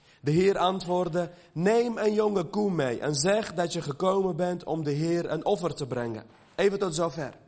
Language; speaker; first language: Dutch; early bilingual, other home language; Armenian